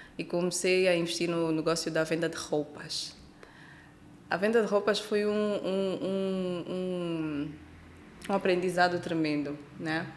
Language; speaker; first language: Portuguese; native; Portuguese